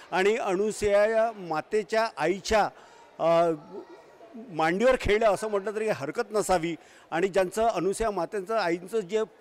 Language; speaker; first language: Marathi; native; Marathi